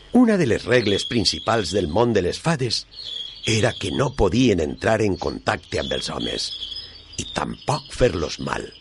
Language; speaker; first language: Catalan; non-native, local second language; Spanish